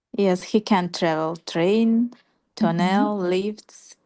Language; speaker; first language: English; non-native, learner; Russian